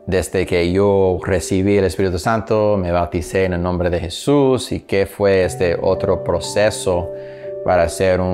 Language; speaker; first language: Spanish; non-native, learner; English